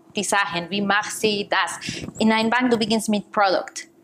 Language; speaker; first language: German; non-native, fluent; Spanish